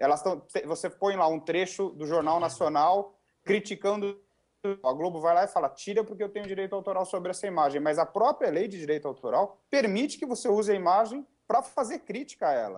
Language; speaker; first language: Portuguese; native; Portuguese